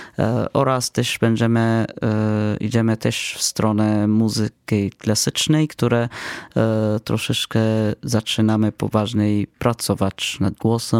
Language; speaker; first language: Polish; non-native, fluent; Arabic